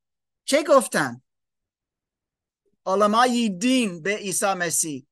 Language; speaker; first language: Persian; non-native, learner; English